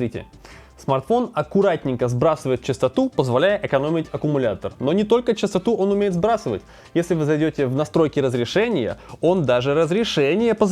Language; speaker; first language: Russian; native; Russian